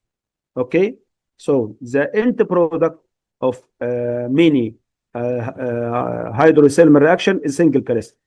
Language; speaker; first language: English; non-native, fluent; Arabic